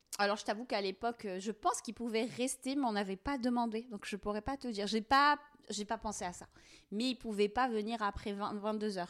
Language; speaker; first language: French; non-native, local second language; Kabyle